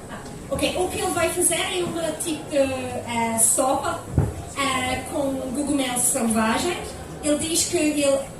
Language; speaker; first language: Portuguese; non-native, fluent; English